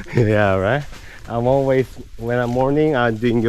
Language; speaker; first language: English; non-native, learner; Korean